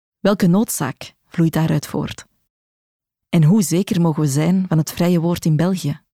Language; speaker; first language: Dutch; native; Dutch